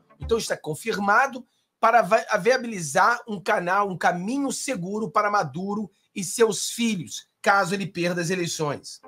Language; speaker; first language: Portuguese; non-native, fluent; Spanish